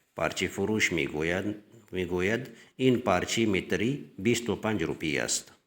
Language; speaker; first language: Persian; non-native, fluent; Urdu